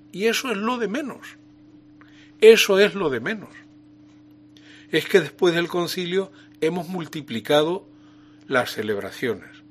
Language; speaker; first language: Spanish; native; Spanish